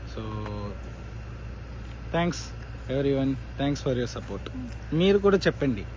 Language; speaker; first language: Telugu; non-native, learner; Tamil